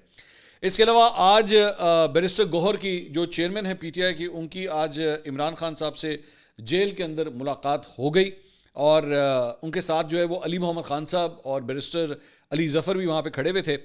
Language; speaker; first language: Urdu; native; Urdu